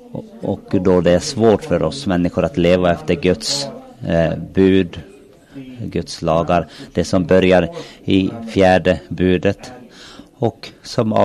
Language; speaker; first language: Swedish; non-native, local second language; Finnish